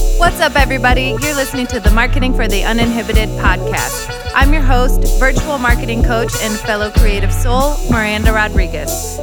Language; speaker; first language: English; native; English